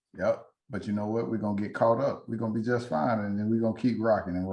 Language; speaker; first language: English; native; English